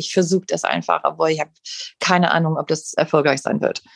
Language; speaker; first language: German; non-native, fluent; English